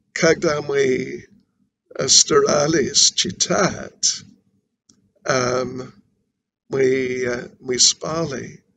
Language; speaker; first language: Polish; non-native, learner; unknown